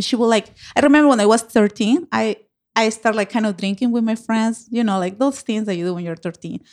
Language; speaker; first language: English; non-native, fluent; Spanish